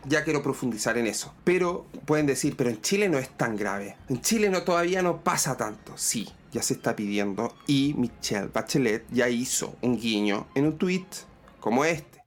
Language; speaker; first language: Spanish; native; Spanish